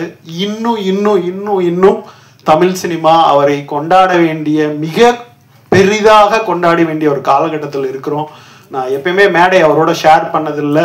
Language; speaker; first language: Tamil; native; Tamil